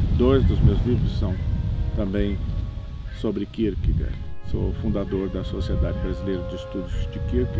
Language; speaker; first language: Portuguese; native; Portuguese